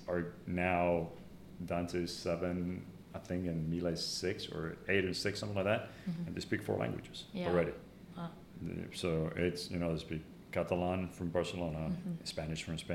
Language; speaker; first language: English; non-native, fluent; Spanish